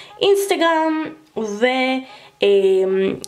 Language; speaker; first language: Hebrew; native; Hebrew